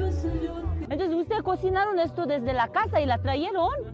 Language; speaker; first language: Spanish; non-native, learner; Korean